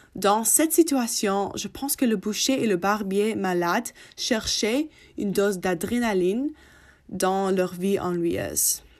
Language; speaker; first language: French; non-native, learner; English